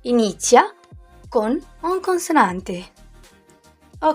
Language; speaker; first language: Italian; non-native, learner; Arabic